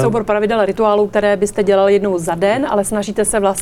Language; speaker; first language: Czech; native; Czech